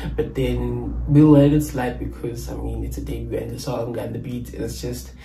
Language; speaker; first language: English; non-native, local second language; Zulu